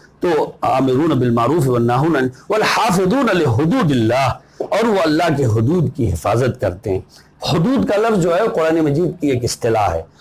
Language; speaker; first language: Urdu; native; Urdu